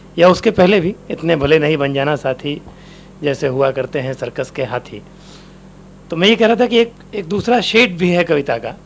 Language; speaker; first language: Hindi; native; Hindi